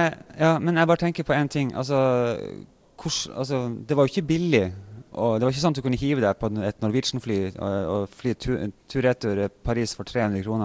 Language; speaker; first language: Norwegian; native; Norwegian